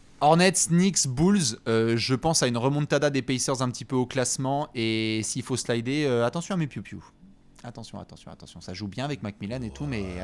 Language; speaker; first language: French; native; French